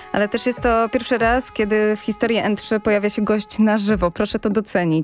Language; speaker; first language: Polish; native; Polish